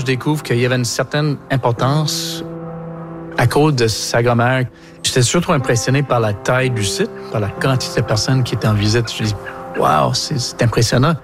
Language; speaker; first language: French; non-native, local second language; English